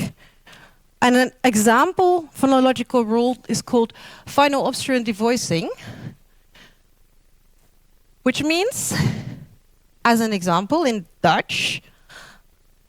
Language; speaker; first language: English; non-native, fluent; Dutch